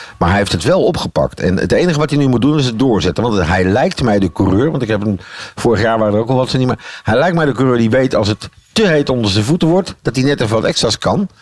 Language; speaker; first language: Dutch; native; Dutch